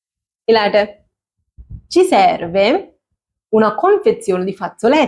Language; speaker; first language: Italian; non-native, fluent; Sinhala